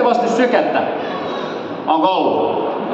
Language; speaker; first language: Finnish; native; Finnish